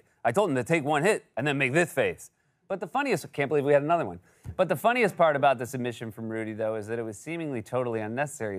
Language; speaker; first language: English; native; English